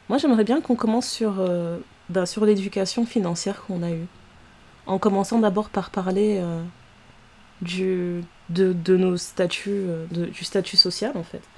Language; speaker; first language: French; early bilingual, other home language; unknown